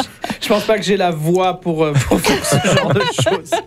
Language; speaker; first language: French; native; French